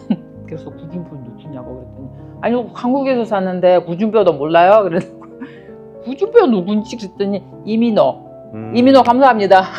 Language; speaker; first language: Korean; non-native, fluent; Kyrgyz